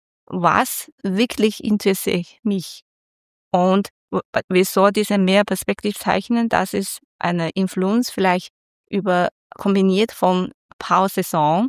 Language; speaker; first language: German; non-native, learner; Chinese